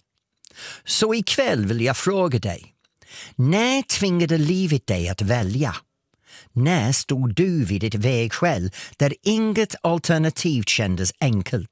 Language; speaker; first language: Swedish; non-native, fluent; English